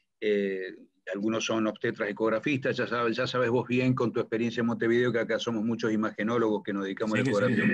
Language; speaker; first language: Spanish; native; Spanish